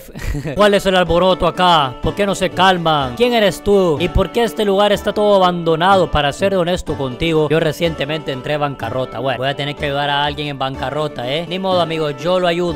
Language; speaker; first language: Spanish; native; Spanish